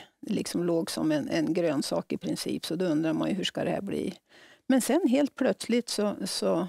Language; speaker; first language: Swedish; native; Swedish